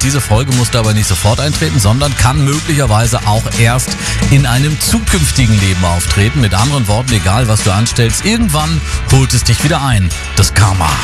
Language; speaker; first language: German; native; German